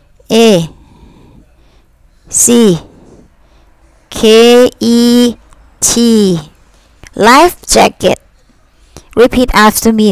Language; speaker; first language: English; non-native, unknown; Thai